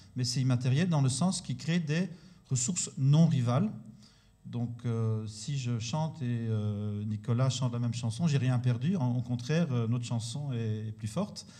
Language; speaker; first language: French; native; French